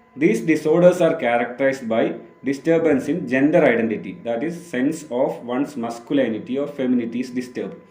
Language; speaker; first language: English; non-native, local second language; Malayalam